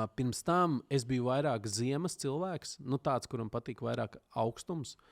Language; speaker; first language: Latvian; native; Latvian